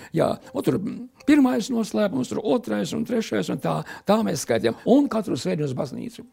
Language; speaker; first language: Latvian; native; Latvian